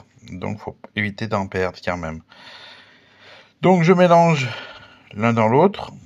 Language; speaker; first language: French; native; French